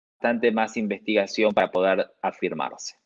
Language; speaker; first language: Spanish; native; Spanish